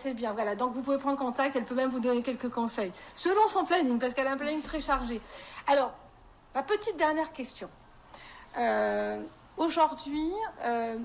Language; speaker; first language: French; native; French